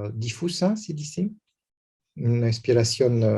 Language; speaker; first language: Spanish; non-native, learner; French